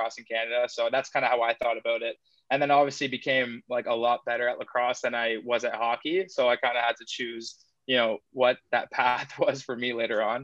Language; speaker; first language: English; native; English